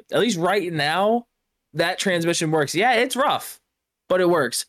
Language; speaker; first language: English; native; English